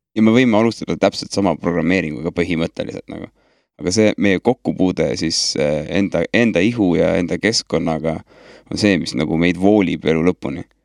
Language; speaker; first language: Estonian; native; Estonian